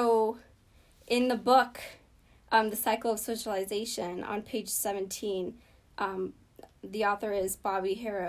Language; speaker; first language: English; early bilingual, other home language; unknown